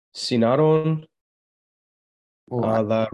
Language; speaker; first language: Spanish; non-native, learner; English